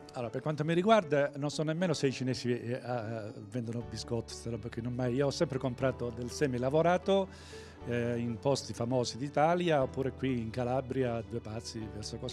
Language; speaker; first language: Italian; native; Italian